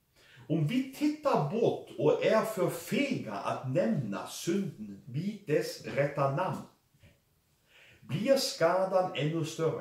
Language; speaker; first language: Swedish; non-native, fluent; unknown